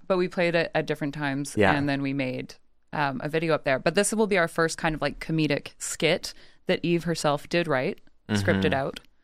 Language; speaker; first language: English; non-native, local second language; French